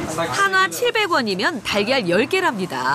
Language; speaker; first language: Korean; native; Korean